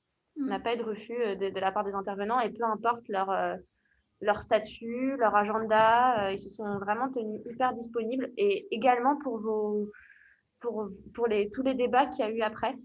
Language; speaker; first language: French; native; French